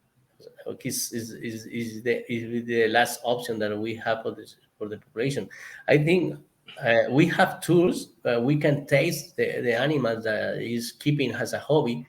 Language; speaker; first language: English; non-native, learner; Spanish